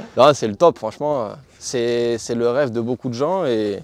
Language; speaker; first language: French; native; French